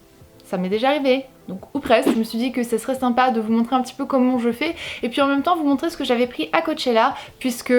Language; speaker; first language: French; native; French